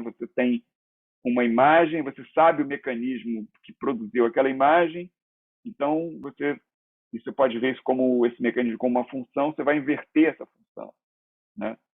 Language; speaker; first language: Portuguese; native; Portuguese